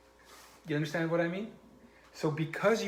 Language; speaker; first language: English; non-native, fluent; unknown